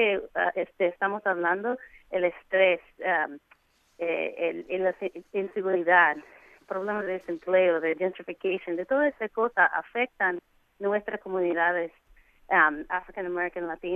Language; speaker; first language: Spanish; non-native, fluent; English